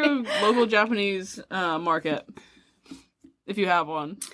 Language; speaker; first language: English; native; English